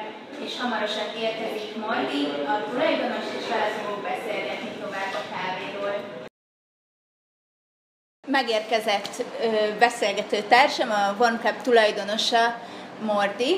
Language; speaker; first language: Hungarian; native; Hungarian